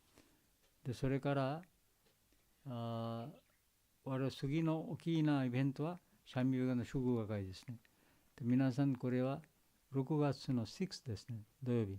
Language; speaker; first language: Japanese; non-native, learner; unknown